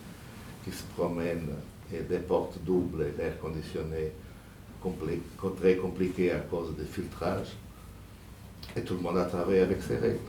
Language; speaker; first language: French; non-native, fluent; Portuguese